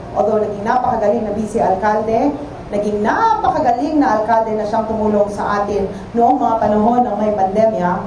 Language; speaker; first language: Filipino; native; Filipino